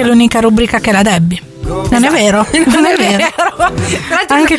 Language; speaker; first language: Italian; native; Italian